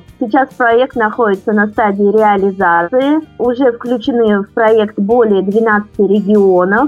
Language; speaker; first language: Russian; native; Russian